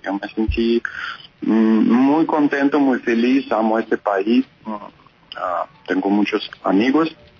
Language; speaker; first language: Spanish; non-native, fluent; Russian